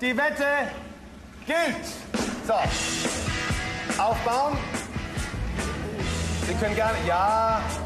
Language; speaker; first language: German; native; German